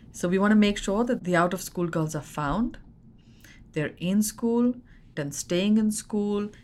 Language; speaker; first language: English; non-native, local second language; Hindi